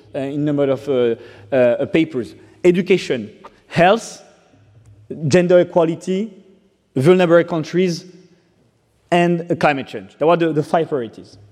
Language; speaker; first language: English; non-native, fluent; French